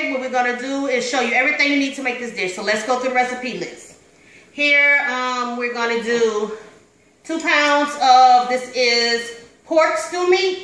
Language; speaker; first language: English; native; English